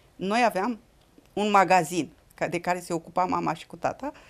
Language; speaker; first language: Romanian; native; Romanian